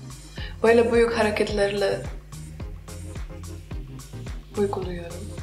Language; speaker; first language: Turkish; non-native, fluent; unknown